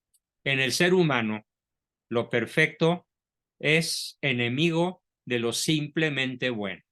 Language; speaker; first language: Spanish; native; Spanish